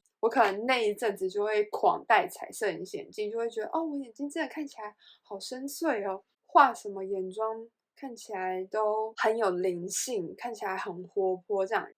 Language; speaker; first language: Chinese; native; Chinese